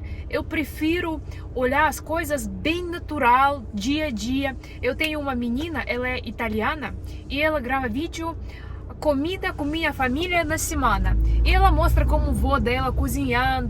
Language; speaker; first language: Portuguese; non-native, learner; Russian